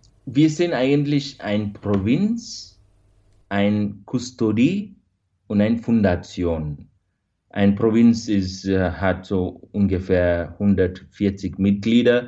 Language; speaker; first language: German; non-native, fluent; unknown